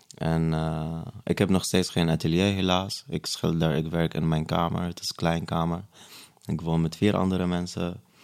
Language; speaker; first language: Dutch; non-native, fluent; Arabic